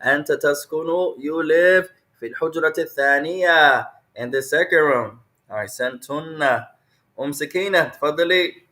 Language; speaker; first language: Arabic; non-native, fluent; English